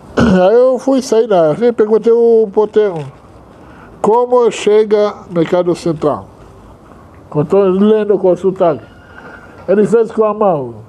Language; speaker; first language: Portuguese; non-native, fluent; Hebrew